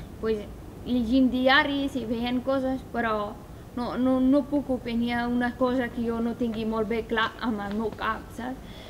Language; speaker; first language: Catalan; non-native, learner; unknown